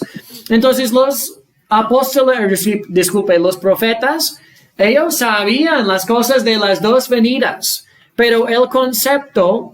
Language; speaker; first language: Spanish; non-native, fluent; English